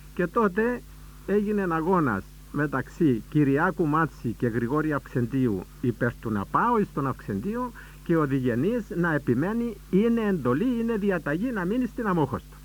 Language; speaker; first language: Greek; native; Greek